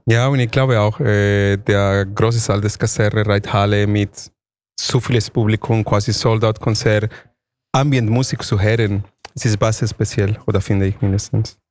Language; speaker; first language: German; non-native, fluent; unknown